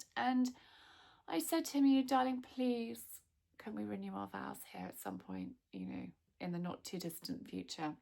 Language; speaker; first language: English; native; English